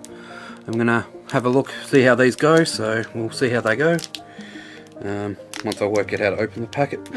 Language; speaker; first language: English; native; English